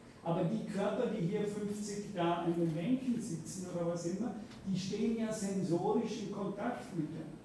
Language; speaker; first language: German; native; German